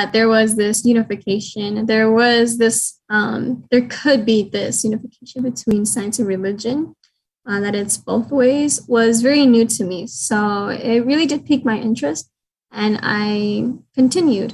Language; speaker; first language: English; native; English